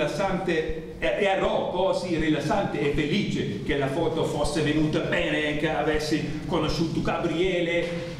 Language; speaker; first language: Italian; non-native, learner; German